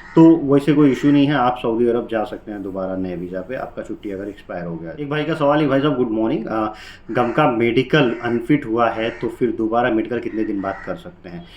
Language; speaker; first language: Hindi; native; Hindi